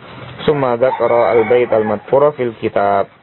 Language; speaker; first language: Arabic; non-native, fluent; Indonesian